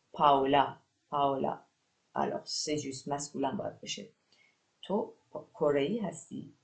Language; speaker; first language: French; non-native, fluent; Persian